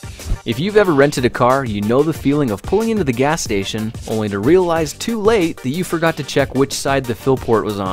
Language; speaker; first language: English; native; English